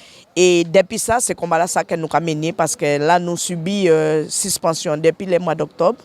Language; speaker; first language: French; non-native, local second language; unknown